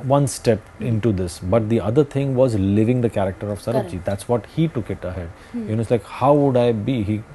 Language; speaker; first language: English; non-native, local second language; Hindi